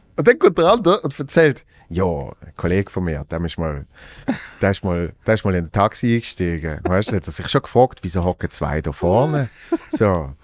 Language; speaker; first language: German; native; German